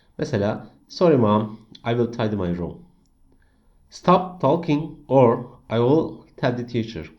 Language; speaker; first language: English; non-native, fluent; Turkish